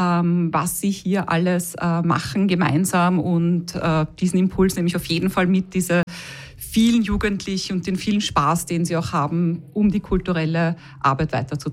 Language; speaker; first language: German; native; German